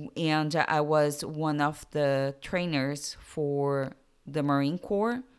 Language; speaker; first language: English; non-native, fluent; Portuguese